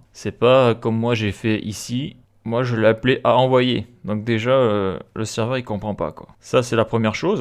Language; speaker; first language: French; native; French